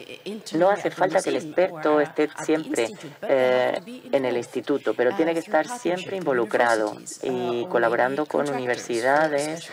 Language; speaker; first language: Spanish; non-native, fluent; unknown